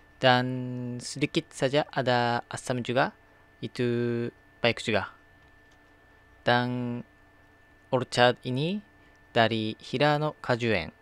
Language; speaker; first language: Indonesian; non-native, learner; Japanese